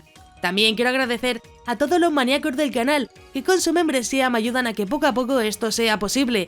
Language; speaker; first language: Spanish; native; Spanish